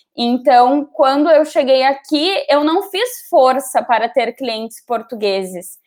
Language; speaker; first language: Portuguese; native; Portuguese